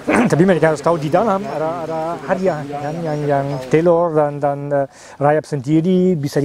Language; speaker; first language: Indonesian; non-native, fluent; German